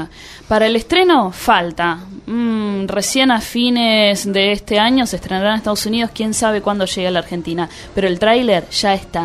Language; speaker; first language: Spanish; native; Spanish